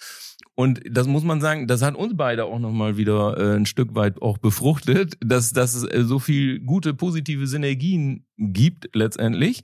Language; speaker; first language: German; native; German